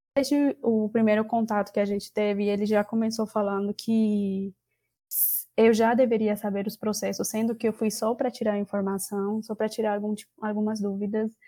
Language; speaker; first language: Portuguese; non-native, fluent; Spanish